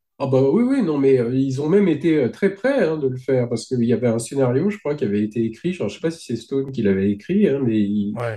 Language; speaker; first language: French; native; French